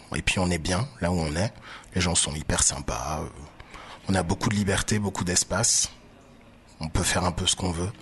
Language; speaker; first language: French; early bilingual, other home language; Baoulé